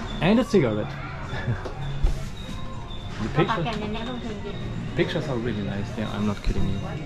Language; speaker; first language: English; non-native, fluent; German